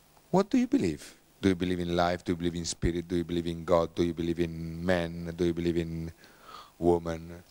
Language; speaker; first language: English; non-native, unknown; Italian